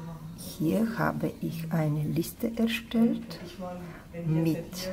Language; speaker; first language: German; non-native, learner; Bulgarian